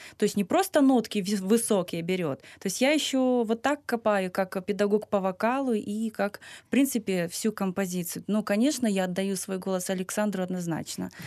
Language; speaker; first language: Russian; native; Russian